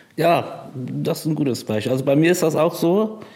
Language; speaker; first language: German; native; German